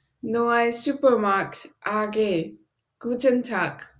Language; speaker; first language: German; non-native, learner; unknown